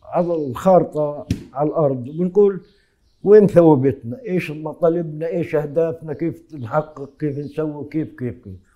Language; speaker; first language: Arabic; native; Arabic